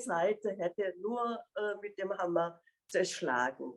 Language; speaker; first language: German; non-native, fluent; Korean